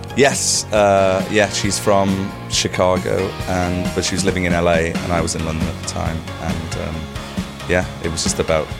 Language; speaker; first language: English; native; English